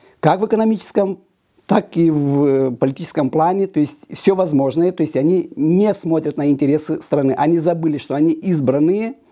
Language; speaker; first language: Russian; non-native, local second language; Romanian